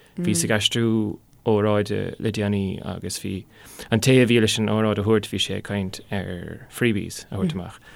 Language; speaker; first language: Irish; non-native, local second language; English